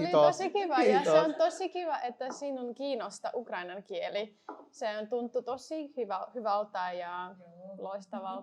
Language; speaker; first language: Finnish; non-native, learner; Ukrainian